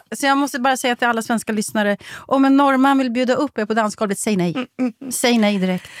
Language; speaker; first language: Swedish; native; Swedish